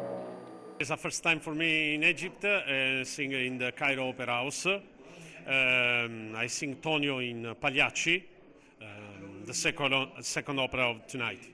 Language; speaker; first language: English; non-native, learner; Italian